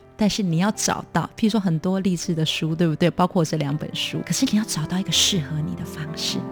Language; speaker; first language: Chinese; native; Chinese